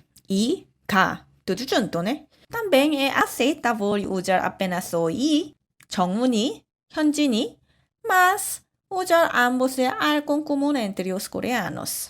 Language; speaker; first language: Portuguese; non-native, fluent; Korean